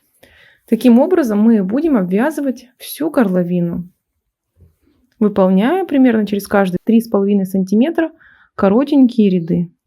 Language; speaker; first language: Russian; native; Russian